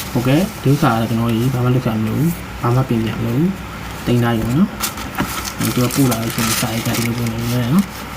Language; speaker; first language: Burmese; native; Burmese